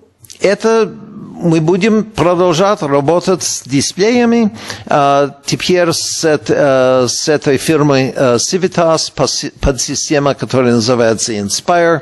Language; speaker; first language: Russian; non-native, fluent; English